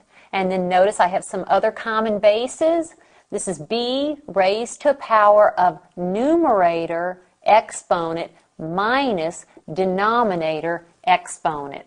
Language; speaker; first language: English; native; English